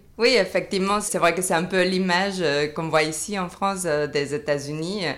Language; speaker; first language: French; non-native, fluent; Spanish